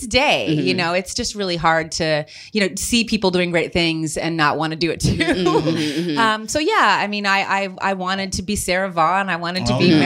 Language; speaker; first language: English; native; English